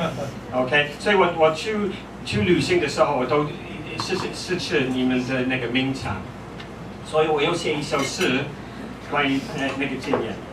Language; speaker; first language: Chinese; non-native, fluent; English